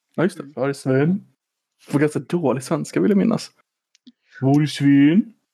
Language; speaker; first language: Swedish; native; Swedish